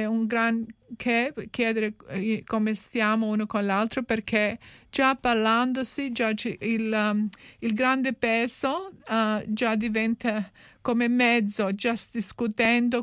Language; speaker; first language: Italian; early bilingual, heritage; Italian